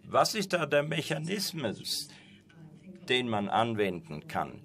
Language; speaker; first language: German; non-native, fluent; Persian